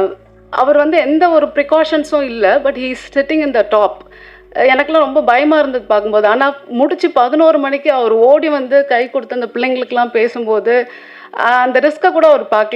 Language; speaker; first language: Tamil; native; Tamil